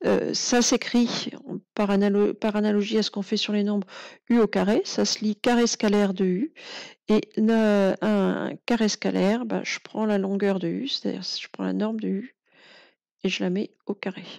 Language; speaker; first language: French; native; French